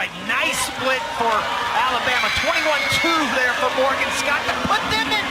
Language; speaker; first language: English; native; English